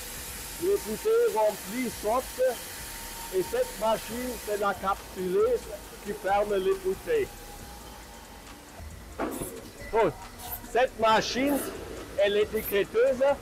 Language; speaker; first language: French; non-native, fluent; German